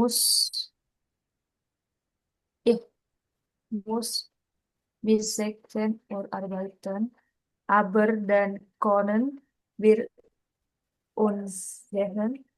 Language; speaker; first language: German; non-native, learner; Indonesian